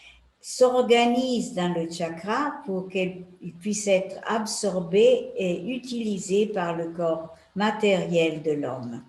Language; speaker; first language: French; non-native, fluent; Italian